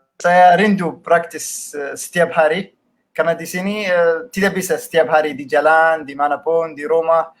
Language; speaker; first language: Indonesian; non-native, fluent; Arabic